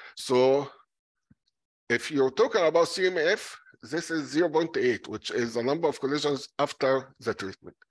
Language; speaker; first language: English; non-native, fluent; Arabic